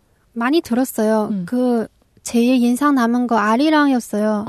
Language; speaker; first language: Korean; non-native, learner; Chinese